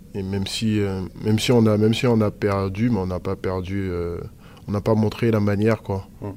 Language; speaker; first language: French; native; French